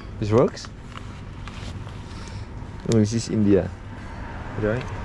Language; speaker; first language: English; non-native, learner; Indonesian